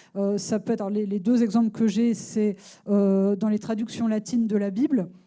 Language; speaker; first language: French; native; French